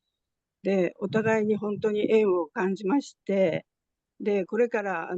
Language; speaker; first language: Japanese; native; Japanese